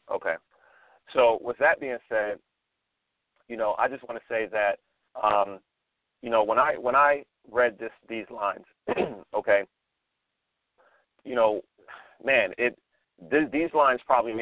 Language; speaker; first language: English; native; English